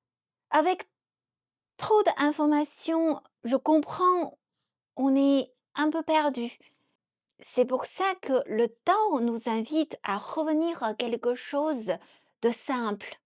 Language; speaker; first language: French; non-native, fluent; Chinese